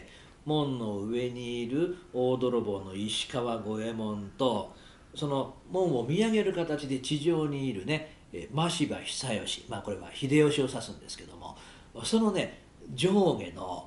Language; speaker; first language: Japanese; native; Japanese